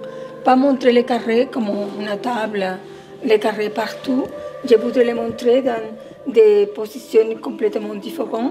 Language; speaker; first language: French; non-native, fluent; Spanish